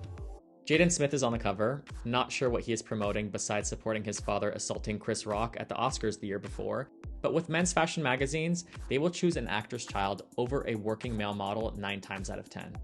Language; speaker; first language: English; native; English